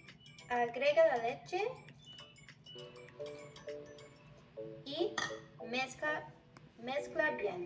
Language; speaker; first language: Spanish; non-native, fluent; English